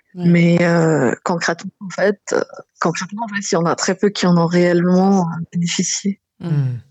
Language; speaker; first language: French; non-native, local second language; Malagasy